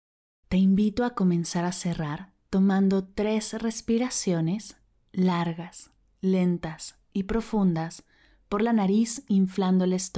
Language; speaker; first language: Spanish; native; Spanish